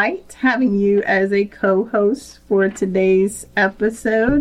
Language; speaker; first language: English; native; English